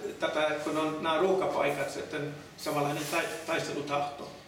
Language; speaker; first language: Finnish; non-native, fluent; English